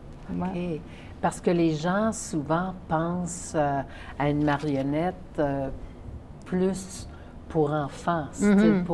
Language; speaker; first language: French; native; French